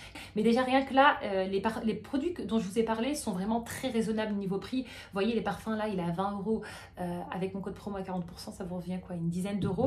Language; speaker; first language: French; native; French